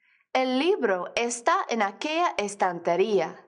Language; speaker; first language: Spanish; non-native, fluent; English